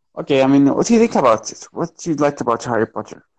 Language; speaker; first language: English; non-native, fluent; Arabic